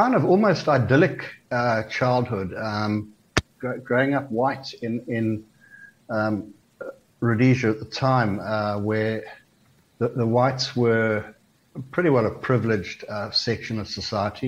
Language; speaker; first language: English; native; English